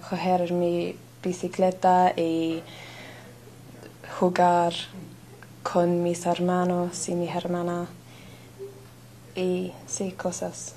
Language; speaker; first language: Spanish; non-native, learner; English